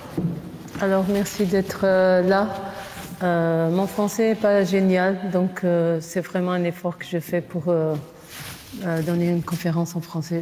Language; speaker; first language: French; non-native, fluent; Portuguese